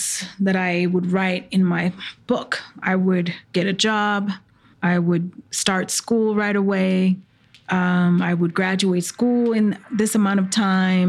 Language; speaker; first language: English; native; English